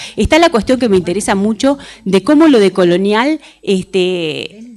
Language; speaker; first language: Spanish; native; Spanish